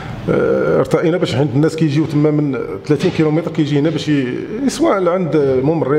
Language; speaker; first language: Arabic; native; Arabic